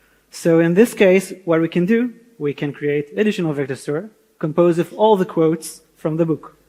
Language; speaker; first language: English; non-native, fluent; Hebrew